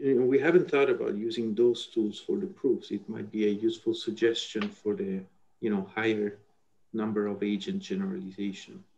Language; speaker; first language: English; non-native, fluent; Italian